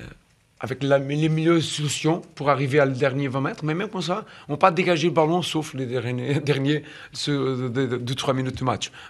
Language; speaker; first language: French; non-native, fluent; Portuguese